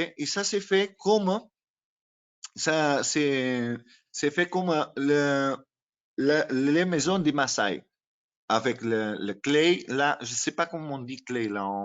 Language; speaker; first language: French; non-native, learner; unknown